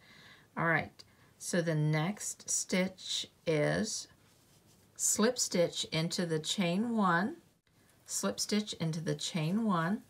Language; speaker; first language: English; native; English